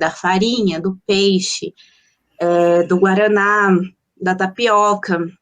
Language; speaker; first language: Portuguese; early bilingual, other home language; Spanish